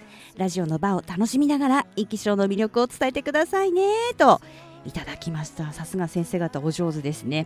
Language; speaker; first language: Japanese; native; Japanese